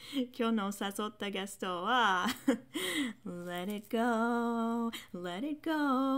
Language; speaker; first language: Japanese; non-native, fluent; English